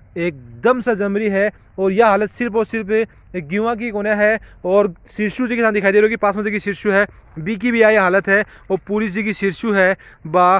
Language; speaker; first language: Hindi; native; Hindi